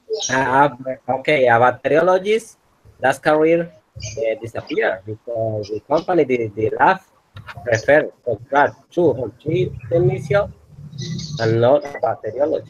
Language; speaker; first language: English; non-native, learner; Spanish